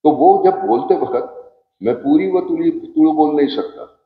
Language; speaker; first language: Hindi; non-native, local second language; Marathi